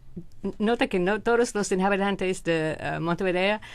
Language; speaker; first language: Spanish; non-native, fluent; English